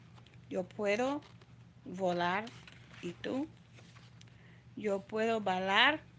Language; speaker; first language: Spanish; non-native, learner; English